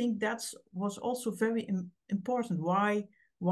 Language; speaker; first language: English; non-native, fluent; Dutch